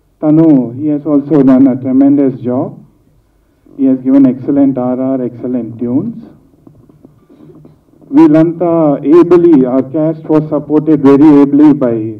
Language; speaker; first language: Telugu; native; Telugu